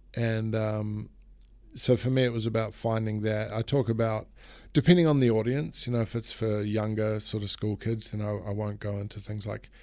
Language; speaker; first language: English; native; English